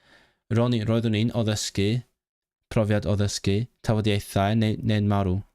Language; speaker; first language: Welsh; non-native, learner; Cantonese